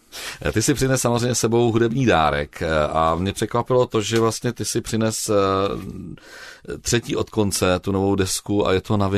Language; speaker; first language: Czech; native; Czech